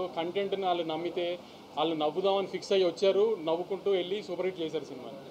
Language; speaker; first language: Telugu; native; Telugu